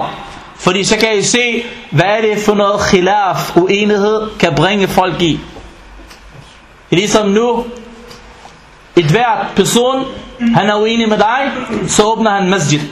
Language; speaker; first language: Danish; non-native, fluent; Arabic